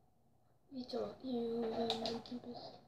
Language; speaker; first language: French; native; French